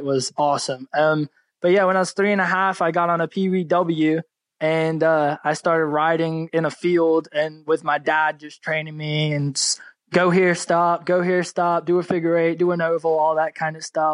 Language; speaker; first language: English; native; English